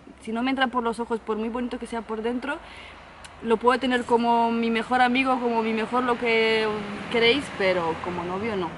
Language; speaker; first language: Spanish; non-native, fluent; Romanian